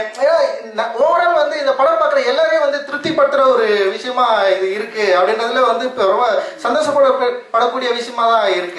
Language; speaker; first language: Tamil; native; Tamil